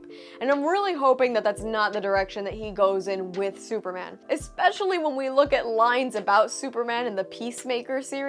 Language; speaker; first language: English; native; English